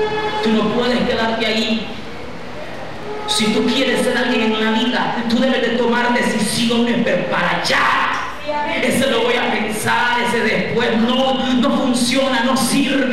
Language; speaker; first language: Spanish; native; Spanish